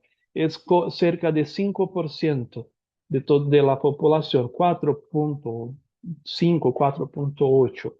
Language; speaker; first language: Spanish; non-native, learner; Portuguese